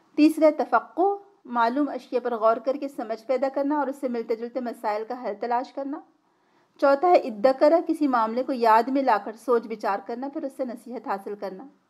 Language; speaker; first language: Urdu; native; Urdu